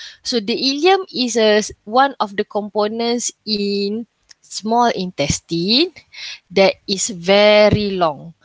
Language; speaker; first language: English; non-native, local second language; Malay